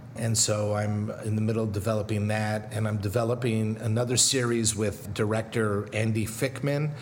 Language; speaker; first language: English; native; English